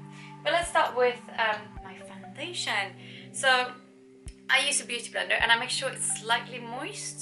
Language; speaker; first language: English; non-native, fluent; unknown